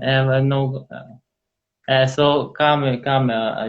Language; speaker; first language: Portuguese; non-native, learner; Polish